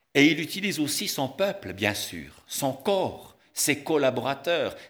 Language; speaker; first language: French; native; French